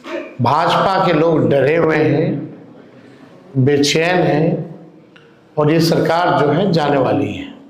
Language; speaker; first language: Hindi; native; Hindi